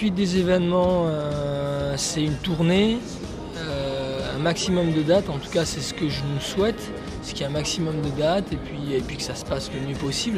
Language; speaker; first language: French; native; French